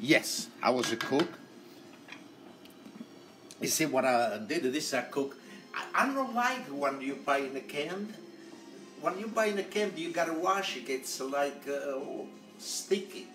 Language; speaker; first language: English; non-native, local second language; Italian